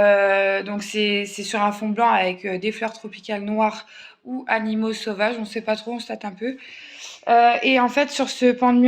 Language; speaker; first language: French; native; French